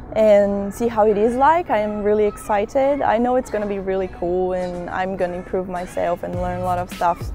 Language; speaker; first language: English; non-native, fluent; Portuguese